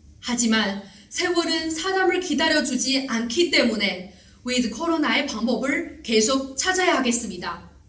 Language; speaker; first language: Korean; non-native, fluent; Chinese